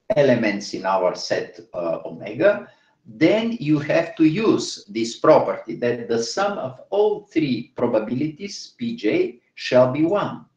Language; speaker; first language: English; non-native, fluent; Bulgarian